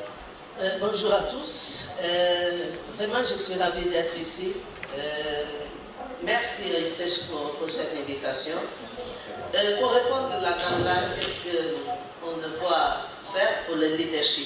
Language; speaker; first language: French; non-native, learner; Portuguese